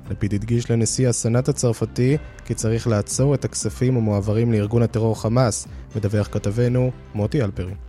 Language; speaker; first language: Hebrew; native; Hebrew